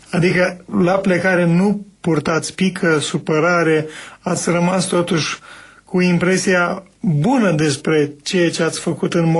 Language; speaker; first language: Romanian; native; Romanian